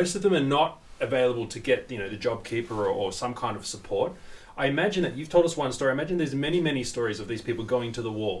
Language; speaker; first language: English; native; English